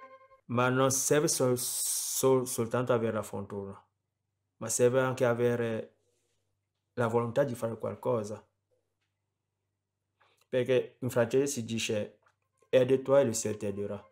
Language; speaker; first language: Italian; non-native, fluent; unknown